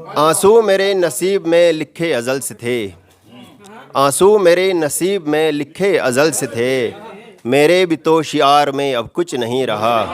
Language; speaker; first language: Urdu; non-native, local second language; Shina